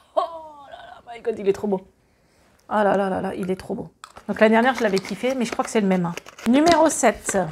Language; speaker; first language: French; native; French